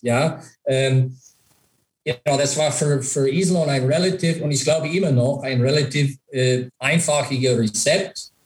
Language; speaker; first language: German; non-native, fluent; English